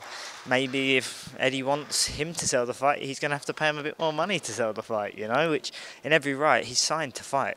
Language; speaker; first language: English; native; English